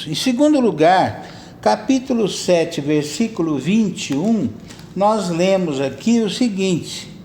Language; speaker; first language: Portuguese; native; Portuguese